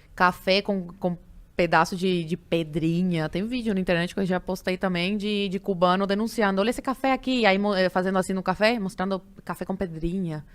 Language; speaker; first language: Portuguese; non-native, fluent; Spanish